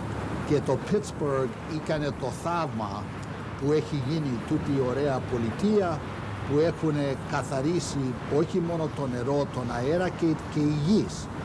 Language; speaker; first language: Greek; early bilingual, heritage; Greek